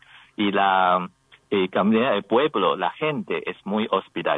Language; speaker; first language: Spanish; non-native, learner; Chinese